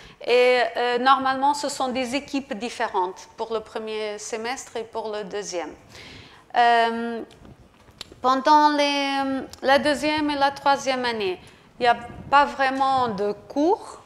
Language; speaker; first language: French; non-native, fluent; Portuguese